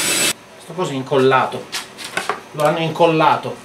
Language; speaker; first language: Italian; native; Italian